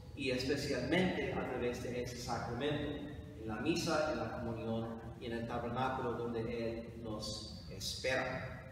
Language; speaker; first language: Spanish; non-native, fluent; English